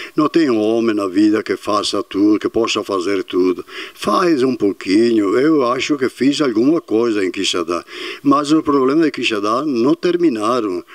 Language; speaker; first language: Portuguese; non-native, fluent; Italian